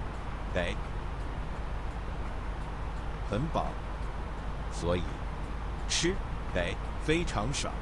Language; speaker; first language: Chinese; non-native, learner; English